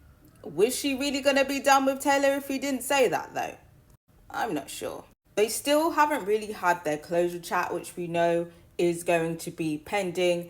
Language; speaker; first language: English; native; English